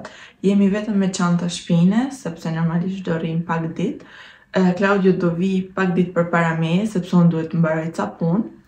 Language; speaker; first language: Albanian; native; Albanian